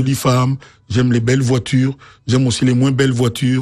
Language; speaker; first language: French; non-native, local second language; Lingala